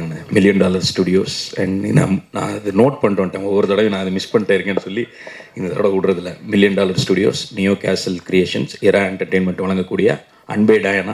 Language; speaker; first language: Tamil; native; Tamil